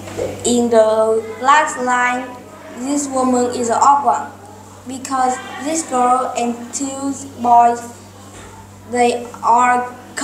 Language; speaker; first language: English; non-native, learner; Vietnamese